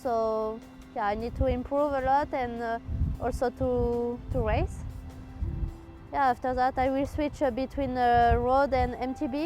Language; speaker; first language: English; non-native, fluent; French